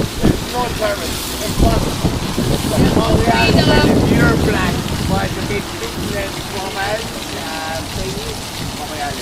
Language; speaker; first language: French; non-native, learner; Arabic